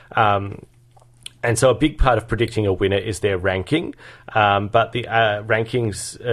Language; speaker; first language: English; native; English